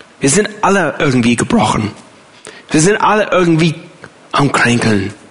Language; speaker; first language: German; non-native, fluent; English